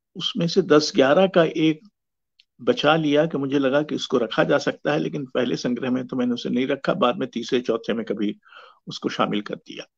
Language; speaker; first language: Hindi; native; Hindi